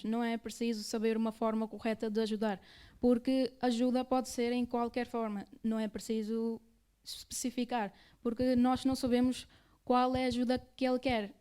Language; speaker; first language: Portuguese; early bilingual, other home language; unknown